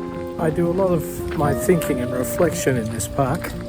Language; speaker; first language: English; native; English